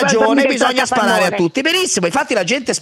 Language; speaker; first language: Italian; native; Italian